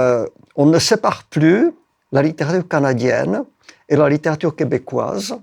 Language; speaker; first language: French; non-native, fluent; Czech